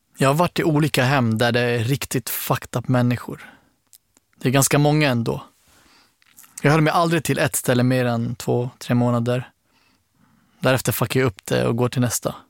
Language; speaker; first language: Swedish; early bilingual, other home language; Arabic